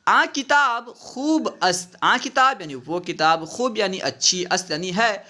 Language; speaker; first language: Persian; non-native, fluent; Urdu